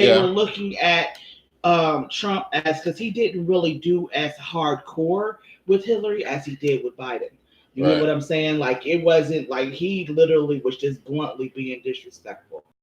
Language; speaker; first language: English; native; English